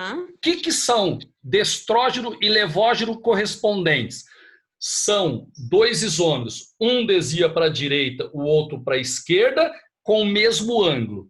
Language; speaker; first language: Portuguese; native; Portuguese